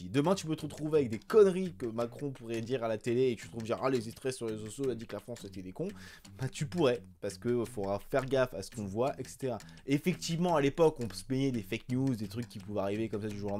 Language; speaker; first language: French; native; French